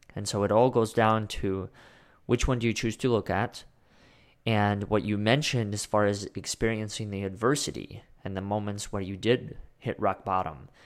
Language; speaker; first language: English; early bilingual, other home language; Russian